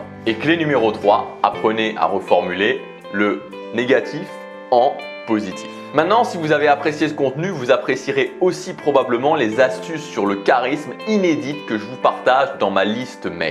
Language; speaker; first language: French; native; French